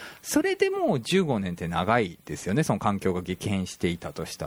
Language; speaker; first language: Japanese; native; Japanese